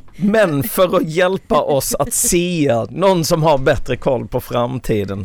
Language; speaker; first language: Swedish; native; Swedish